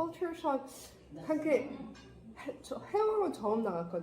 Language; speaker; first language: Korean; non-native, fluent; Arabic